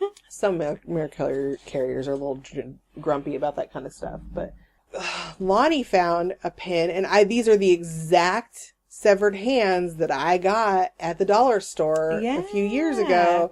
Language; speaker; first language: English; native; English